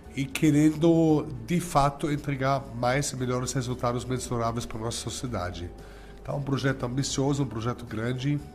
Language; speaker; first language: Portuguese; non-native, fluent; German